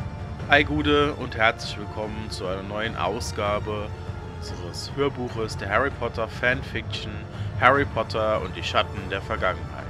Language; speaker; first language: German; native; German